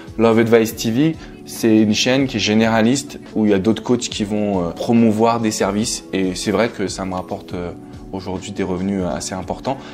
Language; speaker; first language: French; native; French